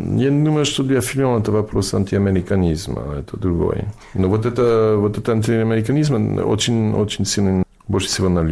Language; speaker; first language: Russian; non-native, fluent; English